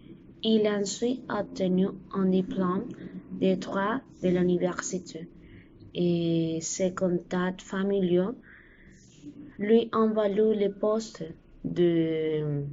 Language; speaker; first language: French; non-native, learner; Spanish